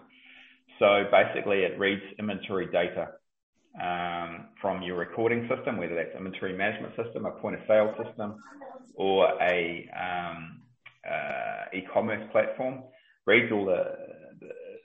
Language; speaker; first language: English; native; English